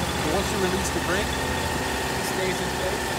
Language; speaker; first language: English; native; English